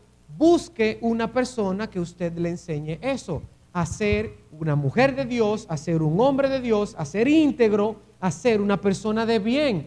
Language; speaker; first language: Spanish; native; Spanish